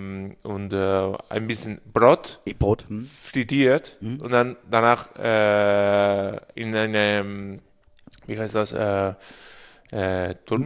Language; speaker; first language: German; non-native, learner; Spanish